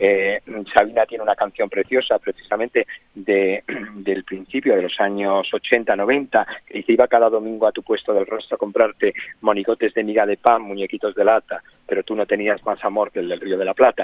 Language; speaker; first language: Spanish; native; Spanish